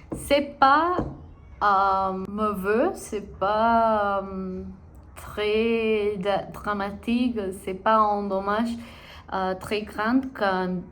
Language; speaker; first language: French; non-native, learner; Spanish